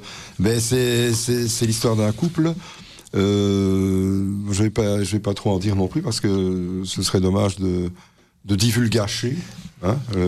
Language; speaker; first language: French; native; French